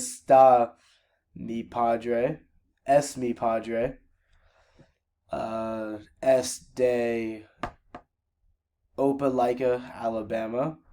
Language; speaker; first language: Spanish; non-native, learner; English